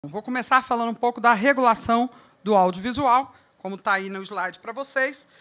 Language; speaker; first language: Portuguese; native; Portuguese